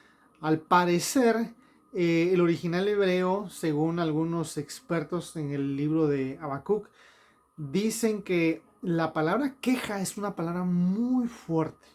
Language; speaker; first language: Spanish; native; Spanish